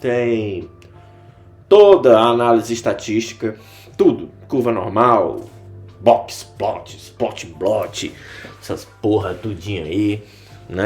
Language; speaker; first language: Portuguese; native; Portuguese